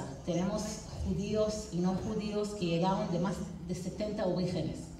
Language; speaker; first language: Spanish; non-native, fluent; Hebrew